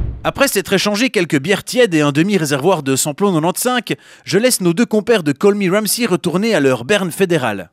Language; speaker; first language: French; native; French